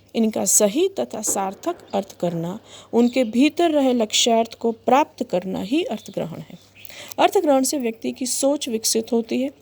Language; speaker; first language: Hindi; non-native, local second language; Gujarati